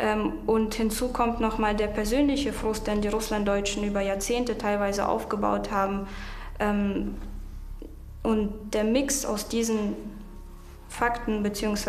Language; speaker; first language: German; native; German